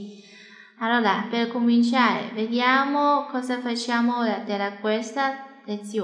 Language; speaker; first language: Italian; non-native, learner; Chinese